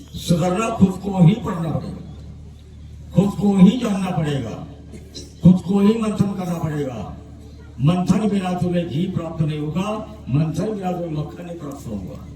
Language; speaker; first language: Hindi; non-native, local second language; Marathi